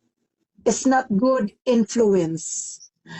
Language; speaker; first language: English; non-native, learner; Filipino